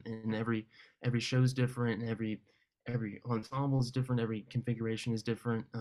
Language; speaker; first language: English; native; English